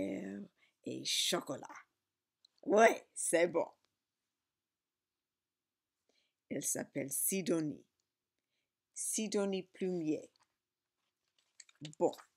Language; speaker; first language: French; non-native, learner; English